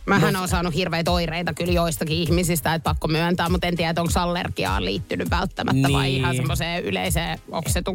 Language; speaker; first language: Finnish; native; Finnish